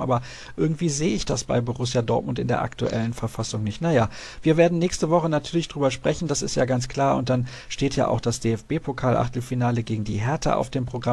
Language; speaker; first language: German; native; German